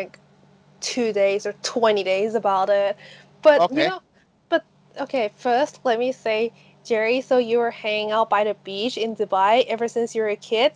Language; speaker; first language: English; non-native, local second language; Cantonese